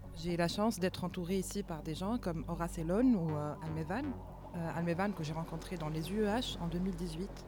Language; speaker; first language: French; non-native, local second language; Arabic